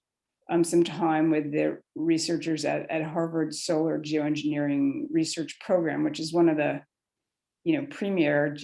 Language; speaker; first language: English; native; English